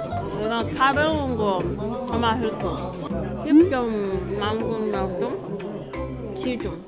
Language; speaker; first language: Korean; non-native, learner; Cantonese